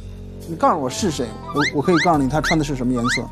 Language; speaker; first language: Chinese; native; Chinese